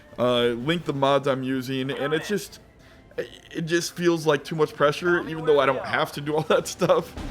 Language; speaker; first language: English; native; English